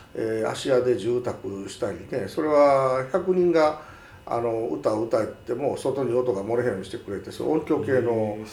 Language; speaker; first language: Japanese; native; Japanese